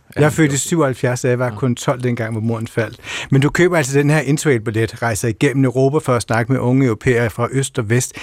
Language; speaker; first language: Danish; native; Danish